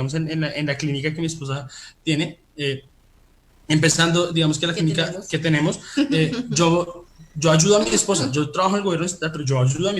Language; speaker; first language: Spanish; native; Spanish